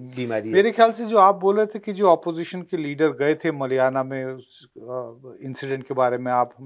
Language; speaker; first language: Hindi; native; Hindi